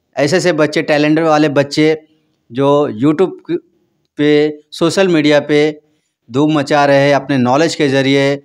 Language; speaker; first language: Hindi; native; Hindi